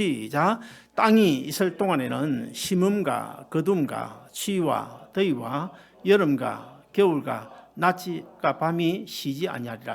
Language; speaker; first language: Korean; native; Korean